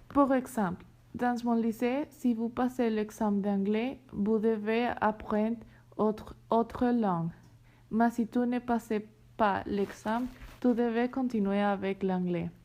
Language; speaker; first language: French; non-native, learner; Spanish